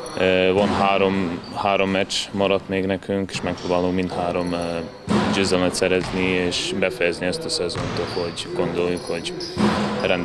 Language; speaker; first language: Hungarian; non-native, learner; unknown